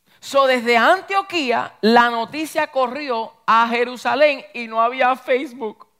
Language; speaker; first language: Spanish; early bilingual, heritage; Spanish